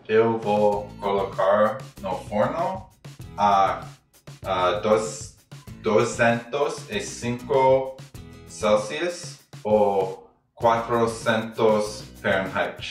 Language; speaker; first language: Portuguese; non-native, learner; English